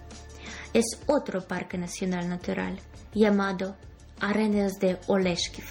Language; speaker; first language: Spanish; non-native, fluent; Ukrainian